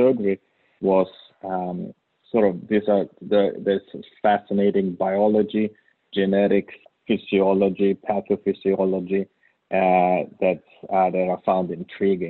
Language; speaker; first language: English; non-native, fluent; Swedish